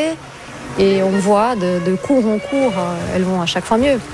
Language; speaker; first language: French; non-native, fluent; Portuguese